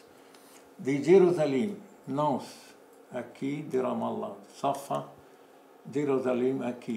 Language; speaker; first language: Portuguese; non-native, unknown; Arabic